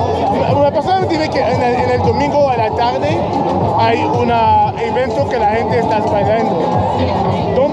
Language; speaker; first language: Spanish; non-native, learner; English